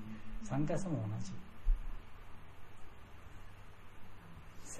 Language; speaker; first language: Japanese; non-native, learner; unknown